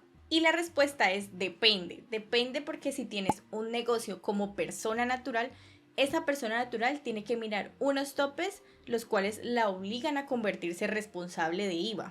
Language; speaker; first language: Spanish; native; Spanish